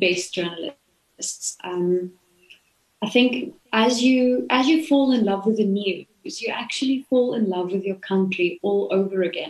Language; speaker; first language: English; non-native, local second language; Afrikaans